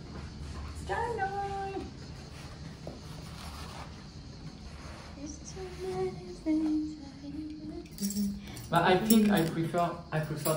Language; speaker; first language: English; non-native, learner; French